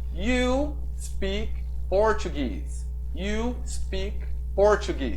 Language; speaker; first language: English; non-native, fluent; Portuguese